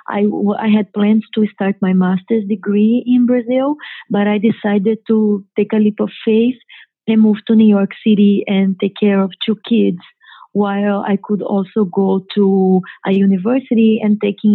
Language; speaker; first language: English; non-native, fluent; Portuguese